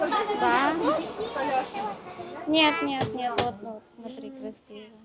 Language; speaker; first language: Russian; non-native, learner; Filipino